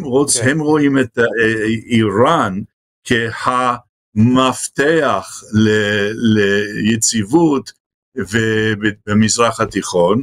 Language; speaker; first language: Hebrew; non-native, fluent; English